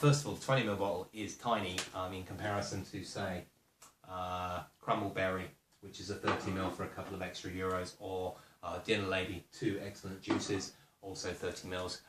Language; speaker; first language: English; native; English